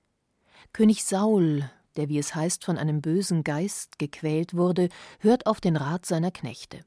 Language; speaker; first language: German; native; German